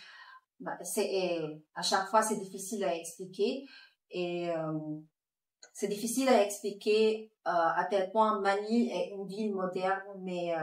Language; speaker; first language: French; non-native, fluent; Filipino